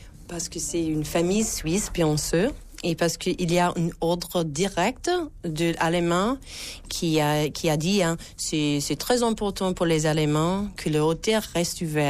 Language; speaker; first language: French; non-native, learner; English